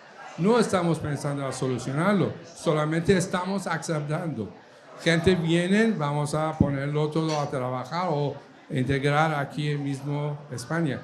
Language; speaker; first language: Spanish; non-native, fluent; Persian